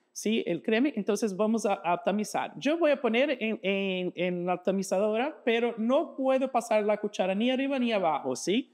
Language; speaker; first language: Spanish; non-native, fluent; Portuguese